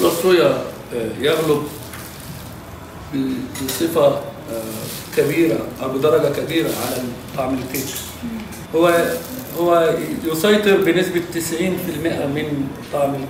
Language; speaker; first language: Arabic; native; Arabic